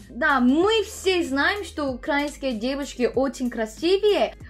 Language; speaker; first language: Russian; non-native, learner; Korean